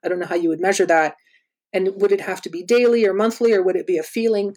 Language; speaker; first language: English; native; English